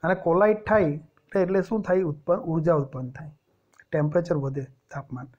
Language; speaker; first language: Hindi; non-native, local second language; Gujarati